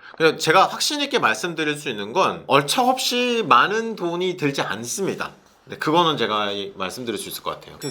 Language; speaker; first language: Korean; native; Korean